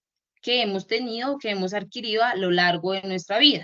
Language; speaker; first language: Spanish; native; Spanish